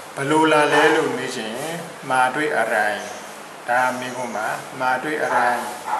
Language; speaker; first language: Burmese; native; Burmese